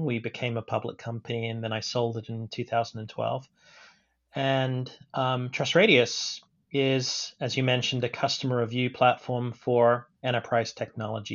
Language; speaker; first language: English; native; English